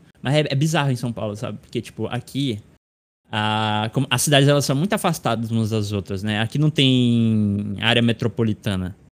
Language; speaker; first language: Portuguese; native; Portuguese